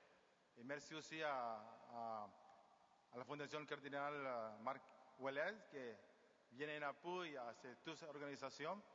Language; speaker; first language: French; non-native, learner; Spanish